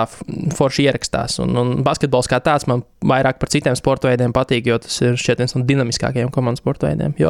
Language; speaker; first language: Latvian; native; Latvian